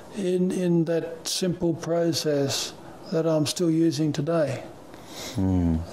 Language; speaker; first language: English; native; English